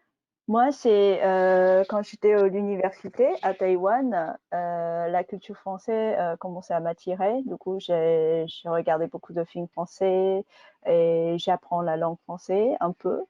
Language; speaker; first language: French; non-native, fluent; Chinese